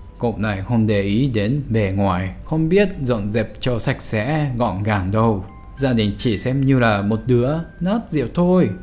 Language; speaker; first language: Vietnamese; non-native, fluent; Japanese